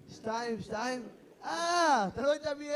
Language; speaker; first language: Hebrew; native; Hebrew